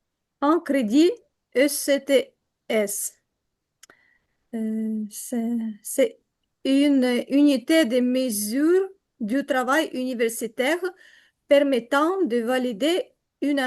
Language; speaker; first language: French; non-native, learner; Ukrainian